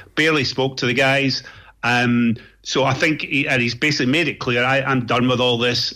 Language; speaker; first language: English; native; English